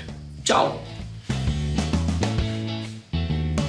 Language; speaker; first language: Italian; native; Italian